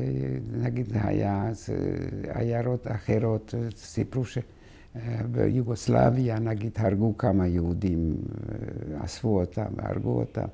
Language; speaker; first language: Hebrew; non-native, fluent; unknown